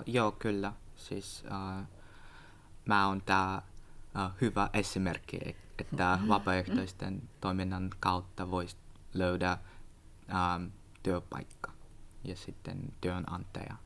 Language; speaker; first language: Finnish; non-native, learner; Russian